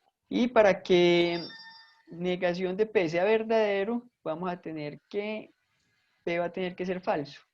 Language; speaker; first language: Spanish; native; Spanish